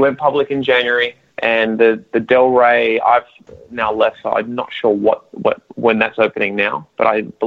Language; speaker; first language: English; native; English